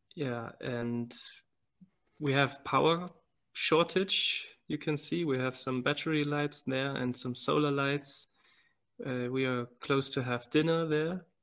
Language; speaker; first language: English; non-native, fluent; German